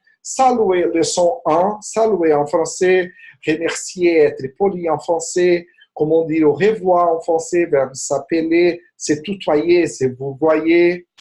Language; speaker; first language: French; non-native, fluent; Portuguese